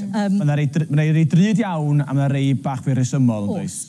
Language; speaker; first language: Welsh; native; Welsh